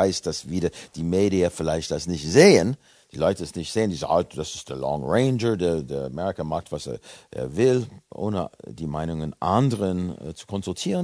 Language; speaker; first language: German; non-native, fluent; English